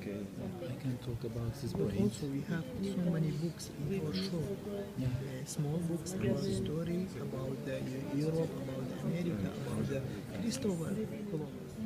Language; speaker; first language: English; non-native, learner; Kurdish